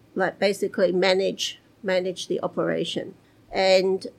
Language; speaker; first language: English; early bilingual, other home language; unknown